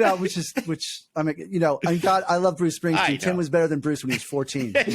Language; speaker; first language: English; native; English